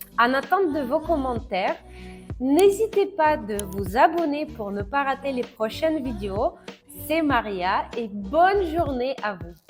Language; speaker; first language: French; non-native, fluent; Russian